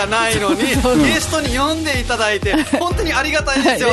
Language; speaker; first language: Japanese; non-native, fluent; Nepali